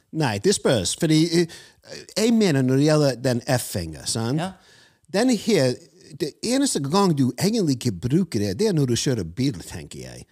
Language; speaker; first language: Norwegian; non-native, fluent; English